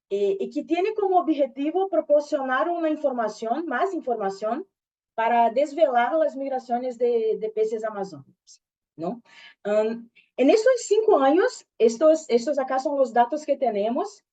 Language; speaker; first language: Spanish; non-native, learner; Portuguese